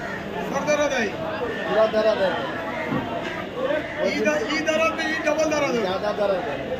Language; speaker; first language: Hindi; non-native, local second language; Bhojpuri